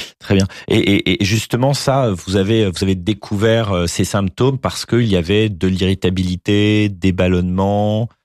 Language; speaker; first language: French; native; French